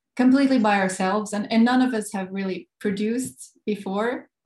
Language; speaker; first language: English; non-native, fluent; Swedish